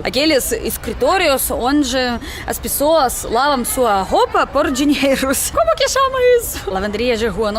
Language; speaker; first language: Portuguese; non-native, fluent; Russian